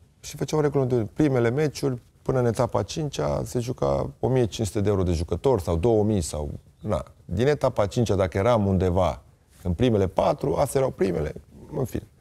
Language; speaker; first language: Romanian; native; Romanian